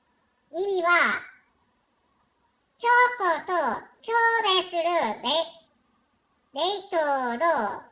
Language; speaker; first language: Japanese; non-native, learner; Korean